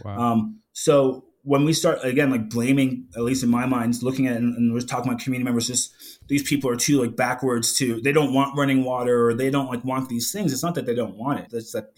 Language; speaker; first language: English; native; English